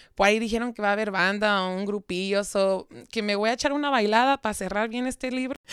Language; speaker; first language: Spanish; early bilingual, heritage; Spanish